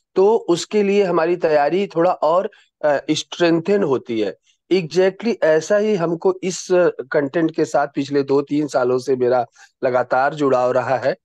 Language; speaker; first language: Hindi; native; Hindi